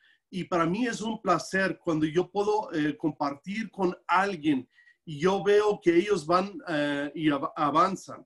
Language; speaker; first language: Spanish; non-native, local second language; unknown